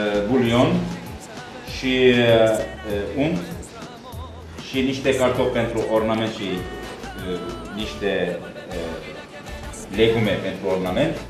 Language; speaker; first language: Romanian; non-native, learner; Turkish